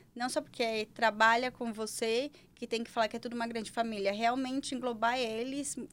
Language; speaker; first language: Portuguese; native; Portuguese